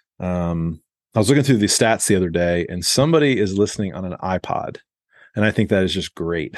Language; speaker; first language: English; native; English